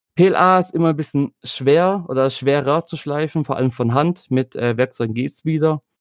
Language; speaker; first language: German; native; German